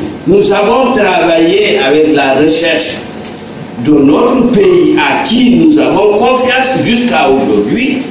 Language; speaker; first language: French; non-native, local second language; Wolof